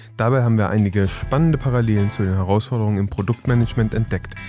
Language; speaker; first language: German; early bilingual, other home language; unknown